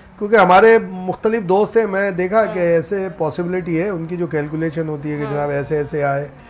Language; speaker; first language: Urdu; non-native, local second language; Sindhi